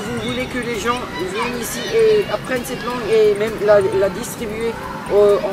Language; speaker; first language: French; non-native, learner; English